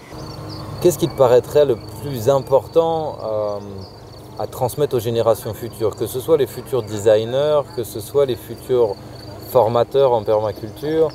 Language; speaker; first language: French; native; French